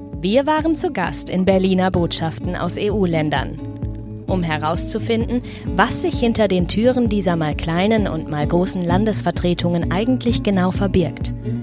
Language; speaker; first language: German; native; German